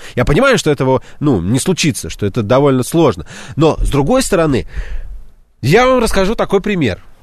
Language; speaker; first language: Russian; native; Russian